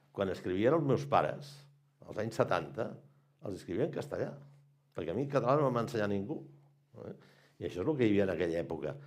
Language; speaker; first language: Catalan; native; Catalan